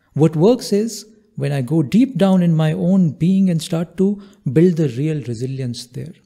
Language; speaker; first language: English; non-native, local second language; Hindi